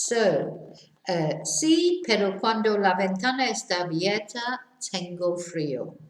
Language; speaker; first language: Spanish; non-native, fluent; English